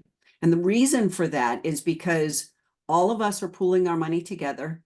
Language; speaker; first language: English; native; English